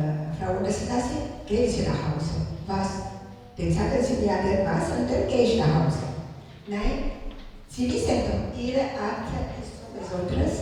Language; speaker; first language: German; non-native, learner; Tigrinya